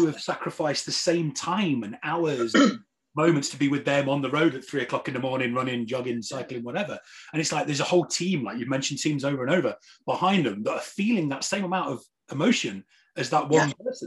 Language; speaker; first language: English; native; English